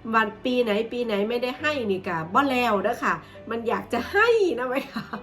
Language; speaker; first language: Thai; native; Thai